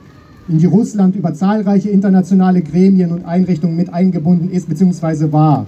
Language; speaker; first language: German; native; German